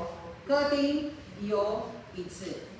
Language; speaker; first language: Chinese; non-native, fluent; Filipino